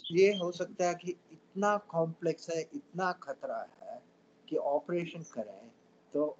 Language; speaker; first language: Hindi; non-native, local second language; Tamil